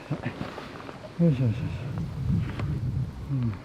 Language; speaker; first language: Japanese; native; Japanese